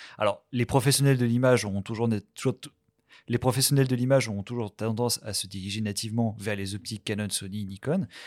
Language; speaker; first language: French; native; French